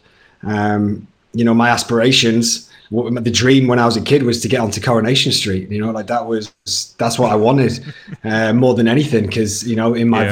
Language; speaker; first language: English; native; English